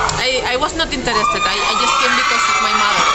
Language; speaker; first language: English; non-native, fluent; Spanish